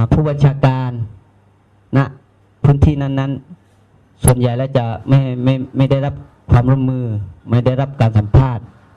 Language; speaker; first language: Thai; non-native, local second language; Malay